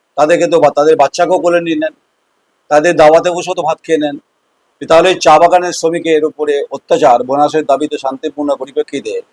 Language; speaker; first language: Bangla; native; Bangla